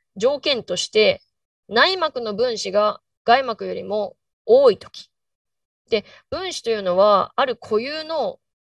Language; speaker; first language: Japanese; native; Japanese